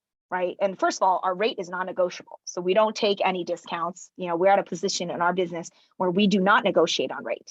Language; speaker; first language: English; early bilingual, other home language; Chinese